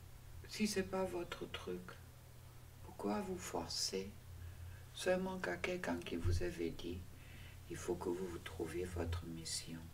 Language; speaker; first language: French; non-native, fluent; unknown